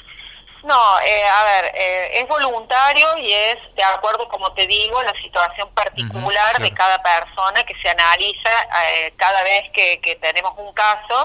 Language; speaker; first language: Spanish; native; Spanish